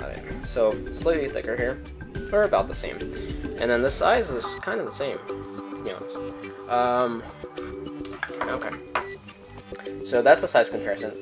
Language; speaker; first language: English; native; English